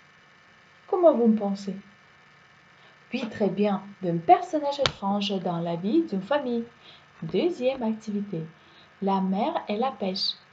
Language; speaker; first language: French; non-native, fluent; Uzbek